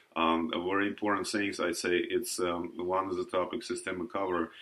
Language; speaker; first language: English; non-native, learner; Russian